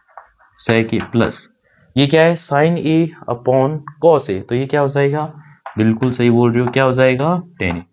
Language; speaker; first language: Hindi; native; Hindi